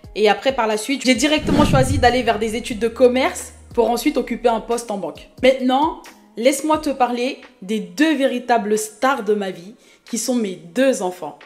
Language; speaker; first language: French; early bilingual, other home language; Haitian Creole